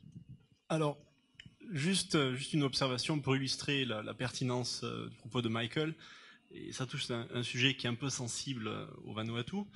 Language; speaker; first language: French; native; French